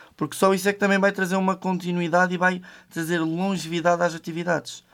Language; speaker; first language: Portuguese; native; Portuguese